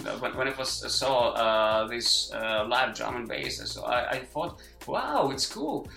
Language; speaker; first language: English; non-native, learner; Ukrainian